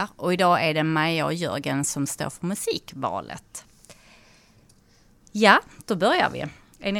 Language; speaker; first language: Swedish; native; Swedish